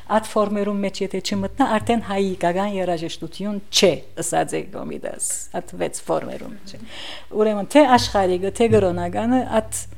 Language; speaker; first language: Armenian; native; Armenian